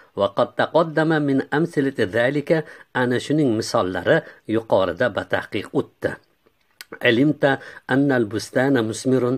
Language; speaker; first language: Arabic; non-native, fluent; Uzbek